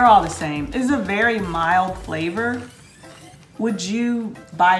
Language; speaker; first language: English; native; English